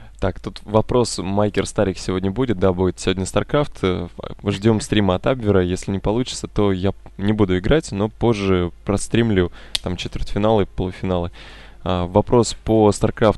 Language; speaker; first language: Russian; native; Russian